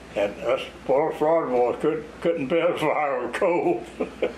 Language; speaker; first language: English; native; English